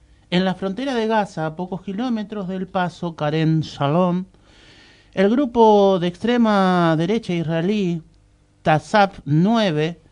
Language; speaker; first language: Spanish; native; Spanish